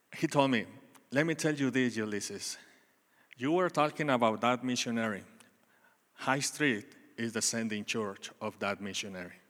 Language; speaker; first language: English; non-native, learner; Spanish